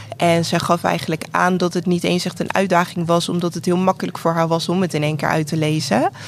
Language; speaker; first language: Dutch; native; Dutch